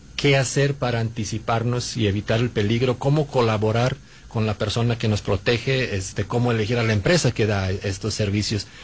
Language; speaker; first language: Spanish; non-native, fluent; Serbian